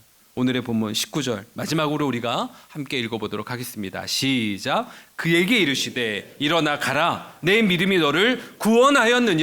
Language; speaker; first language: Korean; native; Korean